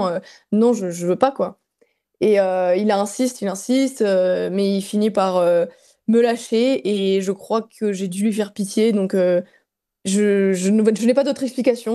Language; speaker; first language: French; native; French